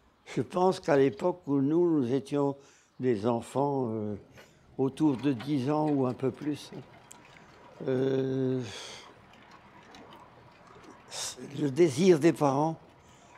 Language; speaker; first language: French; non-native, local second language; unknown